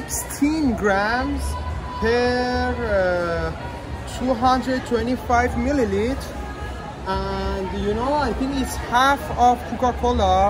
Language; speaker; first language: English; non-native, learner; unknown